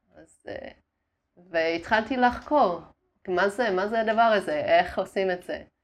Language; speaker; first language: Hebrew; non-native, fluent; Italian